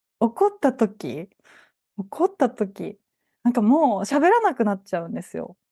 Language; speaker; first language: Japanese; native; Japanese